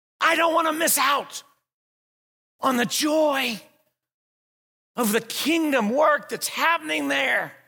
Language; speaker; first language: English; native; English